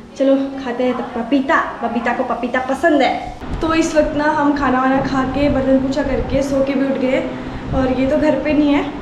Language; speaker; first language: Hindi; native; Hindi